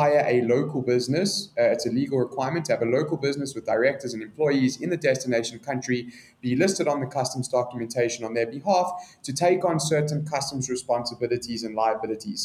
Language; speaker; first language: English; native; English